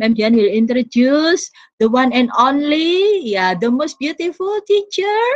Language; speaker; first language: English; non-native, fluent; Indonesian